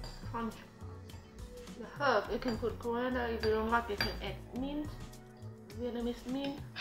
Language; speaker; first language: English; non-native, fluent; Vietnamese